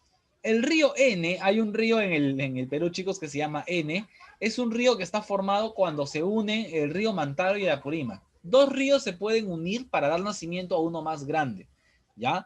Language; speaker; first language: Spanish; native; Spanish